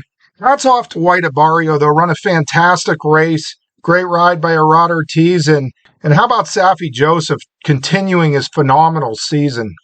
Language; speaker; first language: English; native; English